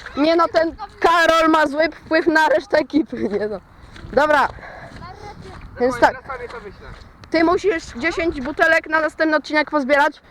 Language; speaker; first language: Polish; native; Polish